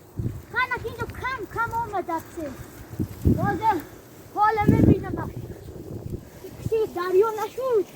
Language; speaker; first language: Persian; non-native, local second language; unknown